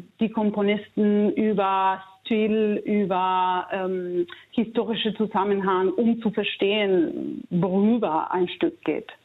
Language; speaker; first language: German; non-native, fluent; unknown